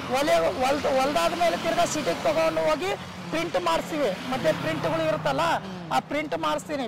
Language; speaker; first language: Kannada; non-native, local second language; Marathi